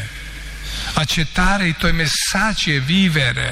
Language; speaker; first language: Italian; non-native, fluent; Croatian